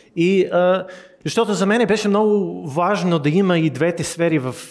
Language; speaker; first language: Bulgarian; non-native, learner; English